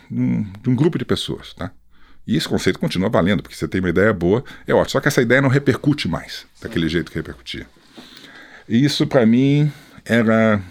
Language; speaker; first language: Portuguese; native; Portuguese